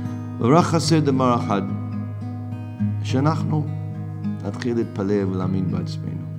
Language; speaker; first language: Hebrew; non-native, fluent; English